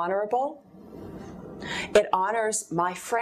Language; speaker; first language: English; native; English